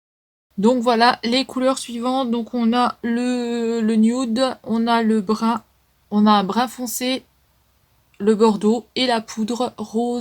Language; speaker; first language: French; native; French